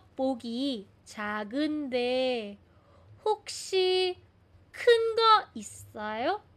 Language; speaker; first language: Korean; non-native, fluent; Filipino